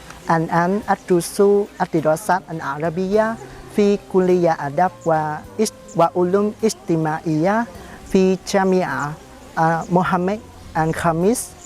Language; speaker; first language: Arabic; non-native, learner; Vietnamese